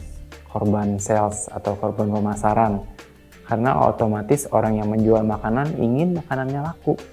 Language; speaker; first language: Indonesian; native; Indonesian